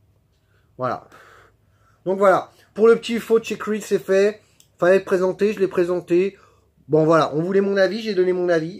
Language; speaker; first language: French; native; French